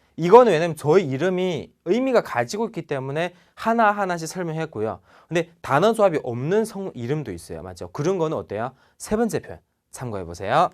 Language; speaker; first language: Korean; non-native, fluent; Chinese